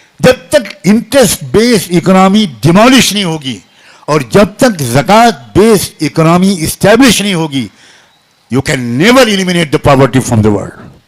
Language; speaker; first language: Urdu; native; Urdu